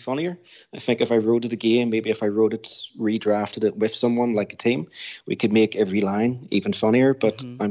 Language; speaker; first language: English; native; English